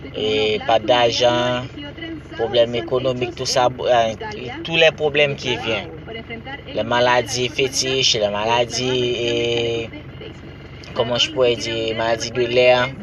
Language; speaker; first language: French; non-native, learner; Haitian Creole